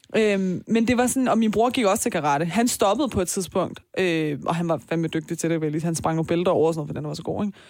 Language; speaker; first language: Danish; early bilingual, other home language; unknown